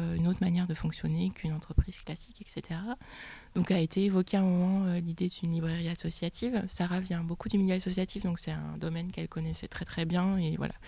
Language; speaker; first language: French; native; French